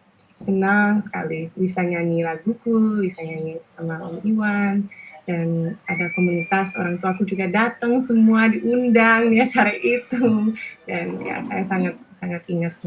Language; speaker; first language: Indonesian; non-native, local second language; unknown